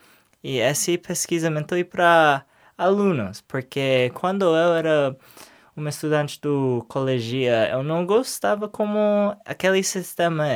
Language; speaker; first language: Portuguese; non-native, learner; English